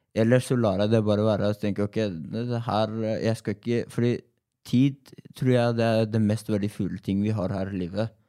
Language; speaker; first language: Norwegian; non-native, fluent; Persian